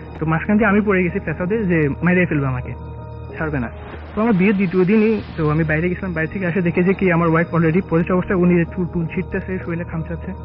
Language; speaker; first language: Bangla; native; Bangla